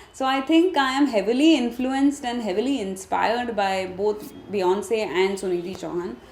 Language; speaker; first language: Hindi; non-native, local second language; Marathi